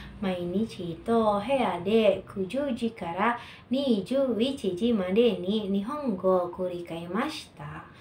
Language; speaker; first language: Japanese; non-native, learner; Indonesian